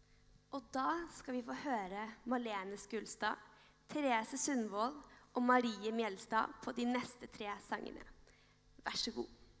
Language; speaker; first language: Norwegian; native; Norwegian